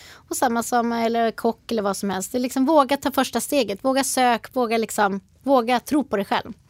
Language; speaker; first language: Swedish; native; Swedish